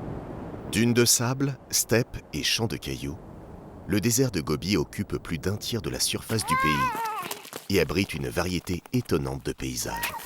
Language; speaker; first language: French; native; French